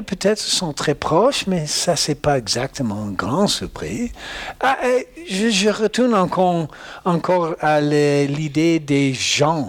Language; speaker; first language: French; non-native, learner; English